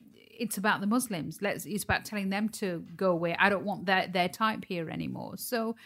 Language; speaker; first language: English; native; English